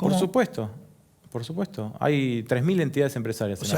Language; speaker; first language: Spanish; native; Spanish